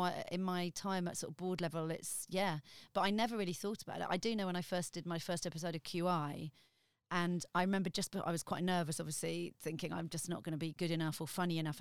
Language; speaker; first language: English; native; English